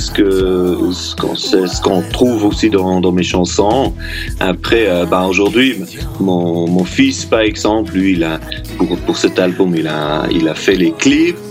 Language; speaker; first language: French; native; French